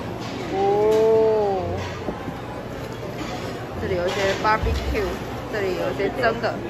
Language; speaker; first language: Korean; non-native, fluent; Chinese